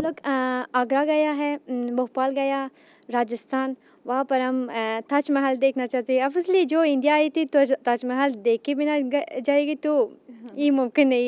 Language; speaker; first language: Hindi; non-native, learner; Persian